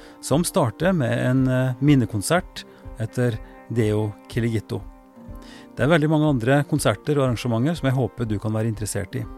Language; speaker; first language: Norwegian; native; Norwegian